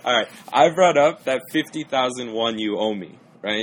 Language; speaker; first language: English; native; English